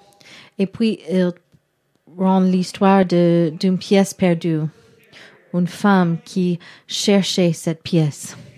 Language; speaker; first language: French; non-native, learner; English